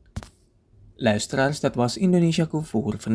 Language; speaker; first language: Dutch; non-native, fluent; Indonesian